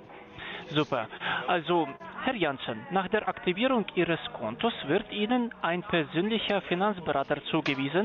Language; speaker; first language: German; non-native, fluent; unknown